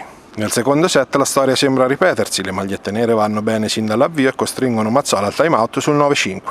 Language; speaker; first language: Italian; native; Italian